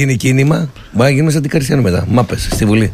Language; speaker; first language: Greek; native; Greek